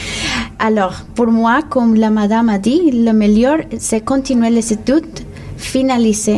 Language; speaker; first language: French; non-native, learner; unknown